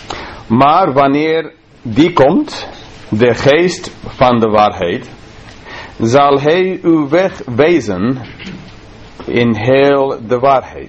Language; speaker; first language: Dutch; non-native, fluent; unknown